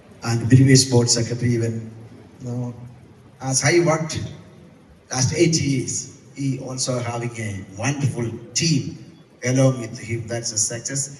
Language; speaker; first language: English; non-native, local second language; Malayalam